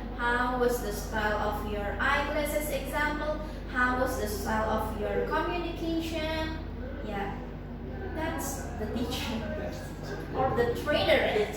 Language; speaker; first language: English; non-native, fluent; Indonesian